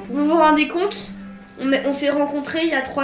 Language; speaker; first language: French; native; French